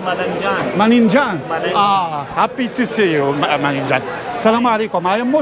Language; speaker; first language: English; non-native, learner; Arabic